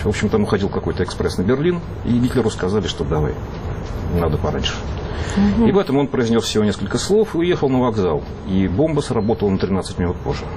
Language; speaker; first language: Russian; native; Russian